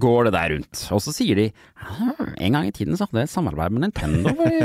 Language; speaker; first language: Norwegian; native; Norwegian